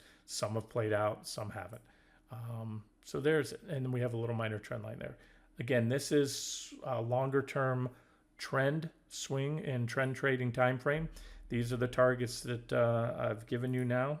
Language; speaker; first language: English; native; English